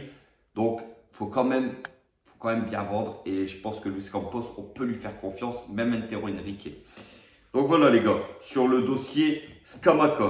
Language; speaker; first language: French; native; French